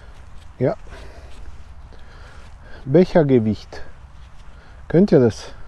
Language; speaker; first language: German; non-native, learner; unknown